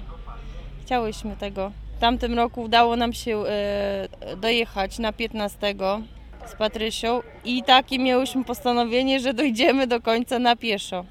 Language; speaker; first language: Polish; native; Polish